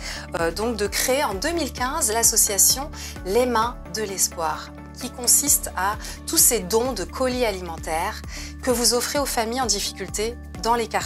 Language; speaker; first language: French; native; French